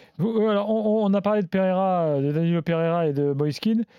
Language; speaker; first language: French; native; French